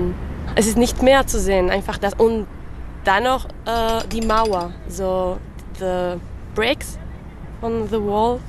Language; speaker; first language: German; non-native, learner; French